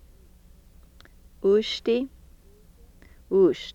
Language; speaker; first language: Lithuanian; early bilingual, heritage; Lithuanian